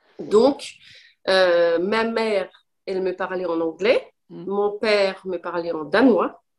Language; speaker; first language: French; non-native, fluent; English